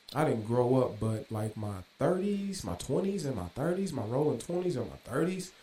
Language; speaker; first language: English; native; English